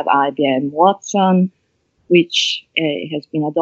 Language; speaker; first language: English; non-native, fluent; Italian